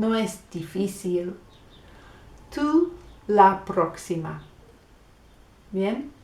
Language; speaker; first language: Spanish; non-native, fluent; English